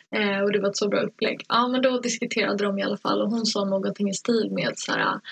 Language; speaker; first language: Swedish; early bilingual, other home language; Persian